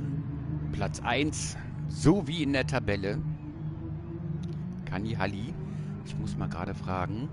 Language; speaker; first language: German; native; German